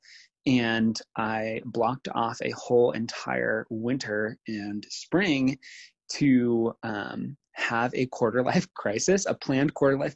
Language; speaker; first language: English; native; English